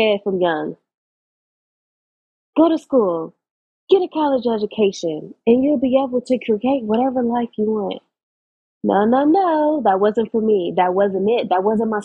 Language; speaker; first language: English; native; English